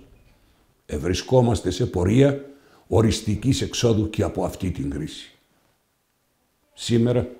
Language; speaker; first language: Greek; native; Greek